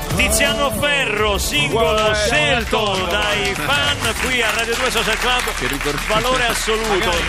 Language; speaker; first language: Italian; native; Italian